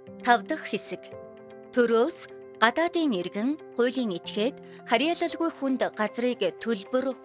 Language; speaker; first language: Mongolian; native; Mongolian